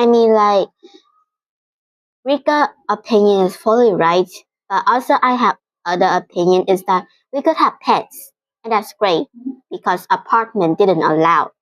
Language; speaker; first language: English; non-native, fluent; Vietnamese